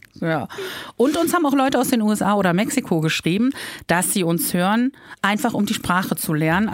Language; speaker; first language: German; native; German